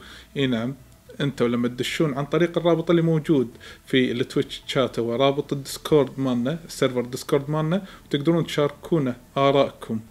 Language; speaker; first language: Arabic; native; Arabic